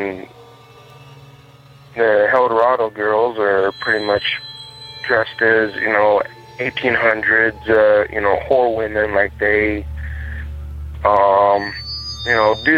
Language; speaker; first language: English; native; English